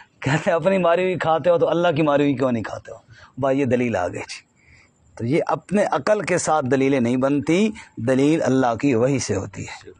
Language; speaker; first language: Urdu; non-native, local second language; Punjabi